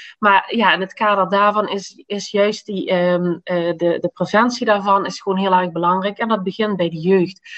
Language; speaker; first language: Dutch; native; Dutch